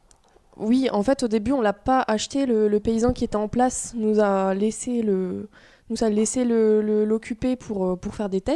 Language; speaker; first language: French; native; French